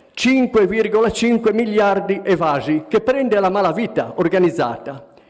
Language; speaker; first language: Italian; native; Italian